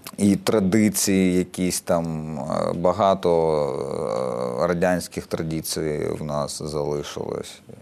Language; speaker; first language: Ukrainian; non-native, local second language; Russian